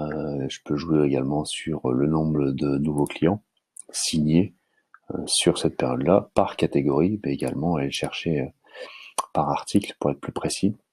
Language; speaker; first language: French; native; French